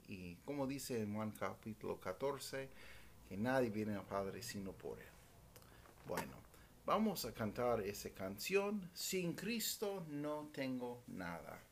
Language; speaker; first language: Spanish; non-native, fluent; English